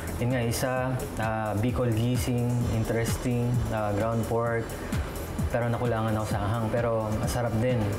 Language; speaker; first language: Filipino; non-native, local second language; Pampanga